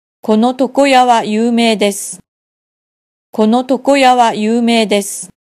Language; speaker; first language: Japanese; non-native, fluent; Vietnamese